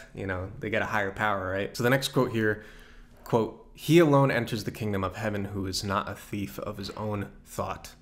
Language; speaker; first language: English; native; English